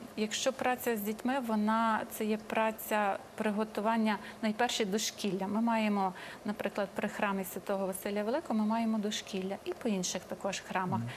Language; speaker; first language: Ukrainian; native; Ukrainian